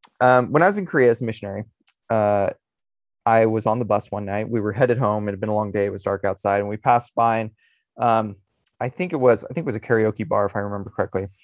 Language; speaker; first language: English; native; English